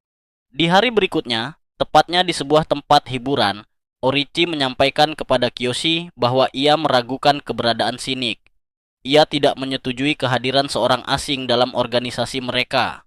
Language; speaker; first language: Indonesian; native; Indonesian